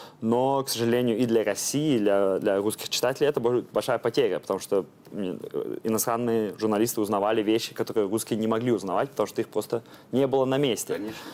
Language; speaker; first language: Russian; early bilingual, heritage; Russian